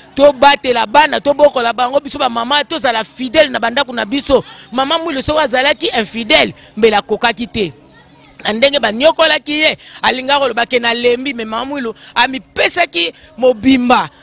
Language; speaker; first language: Lingala; non-native, local second language; Kongo